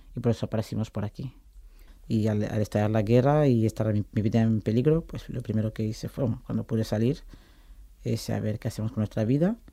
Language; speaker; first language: Spanish; non-native, fluent; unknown